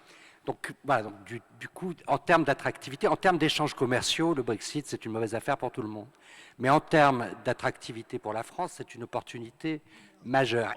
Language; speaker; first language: French; native; French